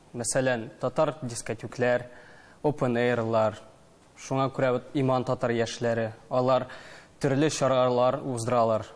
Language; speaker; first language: Tatar; native; Tatar